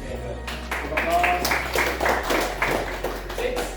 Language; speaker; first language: English; non-native, learner; Indonesian